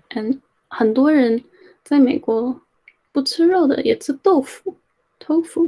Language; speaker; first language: Chinese; early bilingual, heritage; Chinese